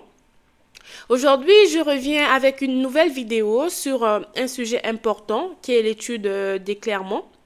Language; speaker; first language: French; native; French